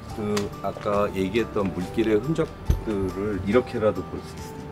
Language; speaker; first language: Korean; native; Korean